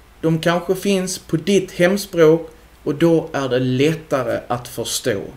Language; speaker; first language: Swedish; native; Swedish